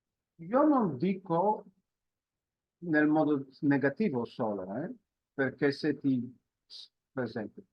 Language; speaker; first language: Italian; non-native, fluent; Polish